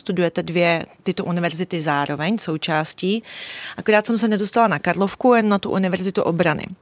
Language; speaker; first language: Czech; early bilingual, other home language; Russian